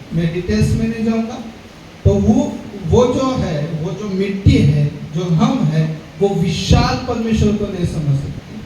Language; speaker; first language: Hindi; non-native, local second language; Marathi